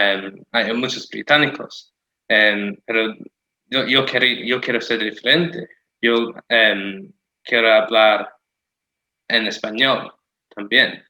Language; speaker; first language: Spanish; non-native, fluent; English